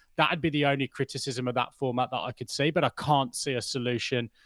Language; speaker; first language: English; native; English